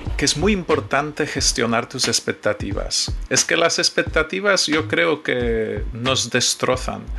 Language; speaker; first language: Spanish; non-native, fluent; Polish